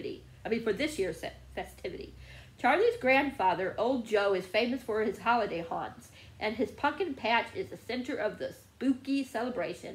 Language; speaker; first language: English; native; English